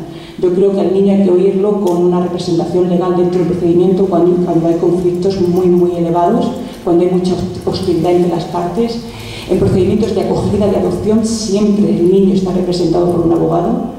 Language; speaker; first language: Spanish; native; Spanish